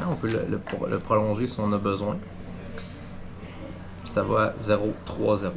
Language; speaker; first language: French; native; French